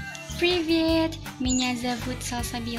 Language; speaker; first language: Russian; non-native, learner; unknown